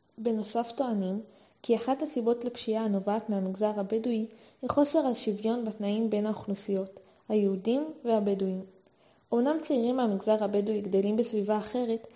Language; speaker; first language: Hebrew; native; Hebrew